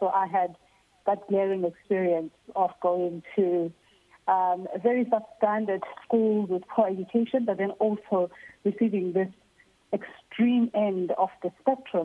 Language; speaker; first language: English; non-native, local second language; Xhosa